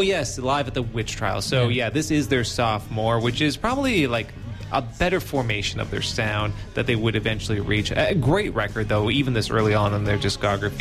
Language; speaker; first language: English; native; English